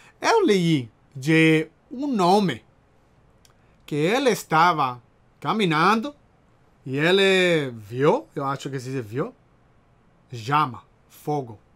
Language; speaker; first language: Portuguese; non-native, learner; Spanish